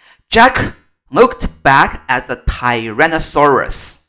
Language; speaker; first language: English; non-native, fluent; Chinese